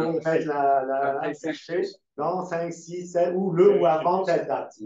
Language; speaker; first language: French; native; French